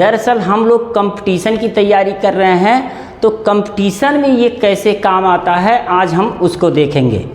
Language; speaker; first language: Hindi; native; Hindi